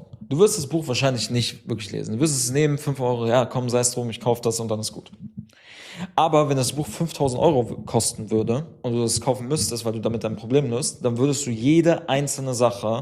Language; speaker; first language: German; native; German